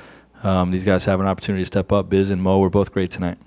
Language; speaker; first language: English; native; English